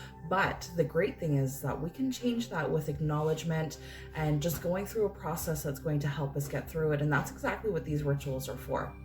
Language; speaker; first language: English; native; English